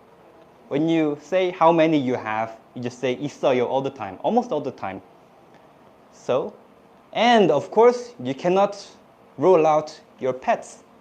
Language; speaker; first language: English; non-native, fluent; Korean